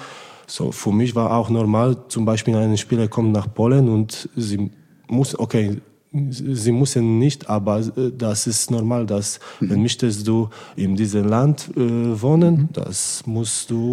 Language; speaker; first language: German; non-native, learner; Polish